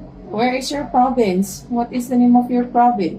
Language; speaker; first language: English; non-native, local second language; Filipino